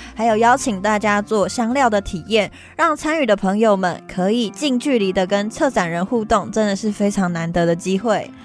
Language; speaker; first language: Chinese; early bilingual, other home language; Filipino